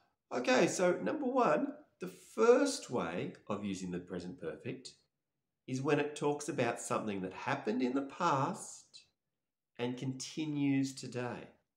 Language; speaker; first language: English; native; English